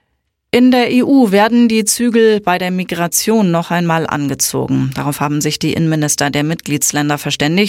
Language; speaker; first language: German; native; German